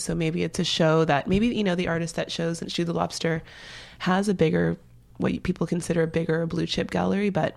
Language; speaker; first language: English; native; English